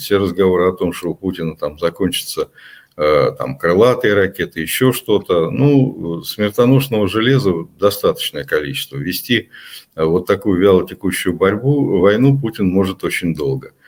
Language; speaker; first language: Russian; native; Russian